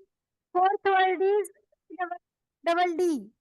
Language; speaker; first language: English; non-native, learner; Hindi